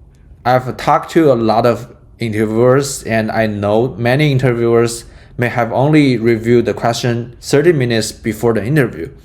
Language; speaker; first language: English; non-native, fluent; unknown